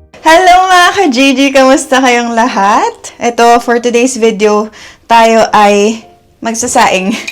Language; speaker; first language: Filipino; native; Filipino